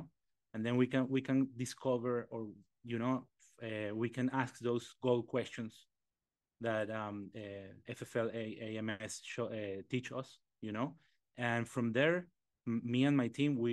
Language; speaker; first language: English; non-native, fluent; Spanish